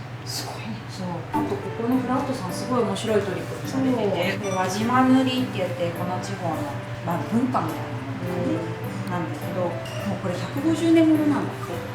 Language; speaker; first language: Japanese; native; Japanese